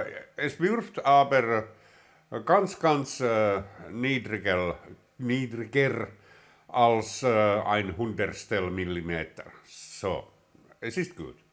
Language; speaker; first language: German; non-native, learner; Finnish